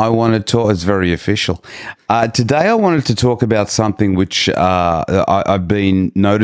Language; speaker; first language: English; native; English